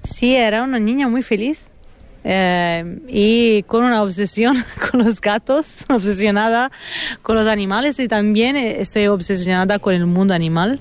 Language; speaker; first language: Spanish; non-native, fluent; Italian